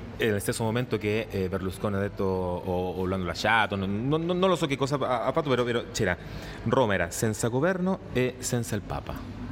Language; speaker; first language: Italian; non-native, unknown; Spanish